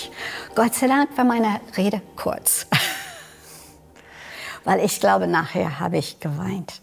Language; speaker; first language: German; non-native, fluent; English